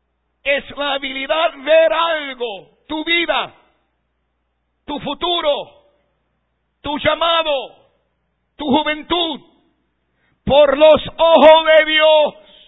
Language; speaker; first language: Spanish; non-native, fluent; English